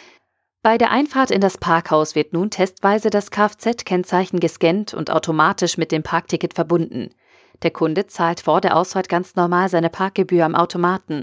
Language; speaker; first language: German; native; German